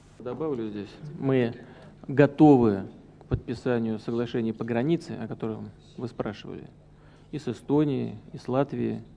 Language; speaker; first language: Russian; native; Russian